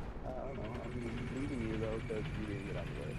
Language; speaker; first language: English; native; English